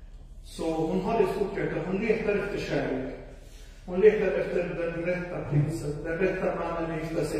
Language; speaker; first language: Swedish; non-native, fluent; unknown